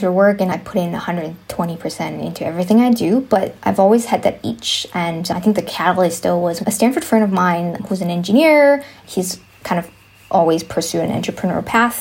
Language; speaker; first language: English; non-native, local second language; Chinese